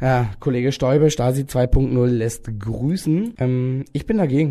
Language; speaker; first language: German; native; German